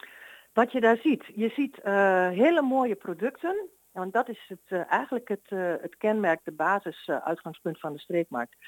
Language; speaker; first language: Dutch; native; Dutch